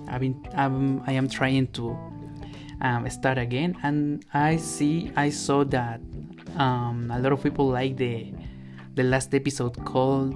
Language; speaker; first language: English; non-native, learner; Spanish